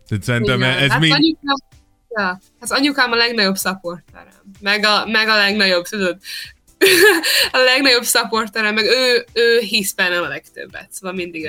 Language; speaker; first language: Hungarian; early bilingual, heritage; Hungarian